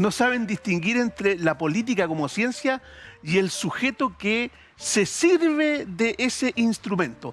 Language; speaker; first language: Spanish; native; Spanish